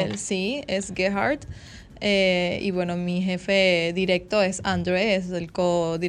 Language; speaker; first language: Spanish; native; Spanish